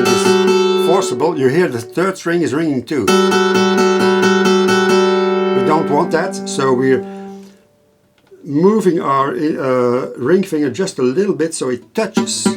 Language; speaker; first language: English; non-native, fluent; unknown